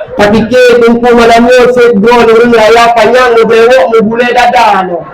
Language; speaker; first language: Malay; non-native, local second language; Achinese